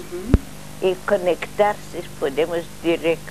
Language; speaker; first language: Spanish; non-native, learner; Russian